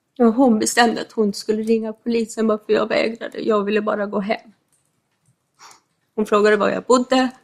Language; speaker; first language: Swedish; non-native, fluent; English